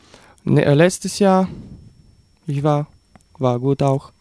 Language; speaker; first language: German; non-native, learner; Bulgarian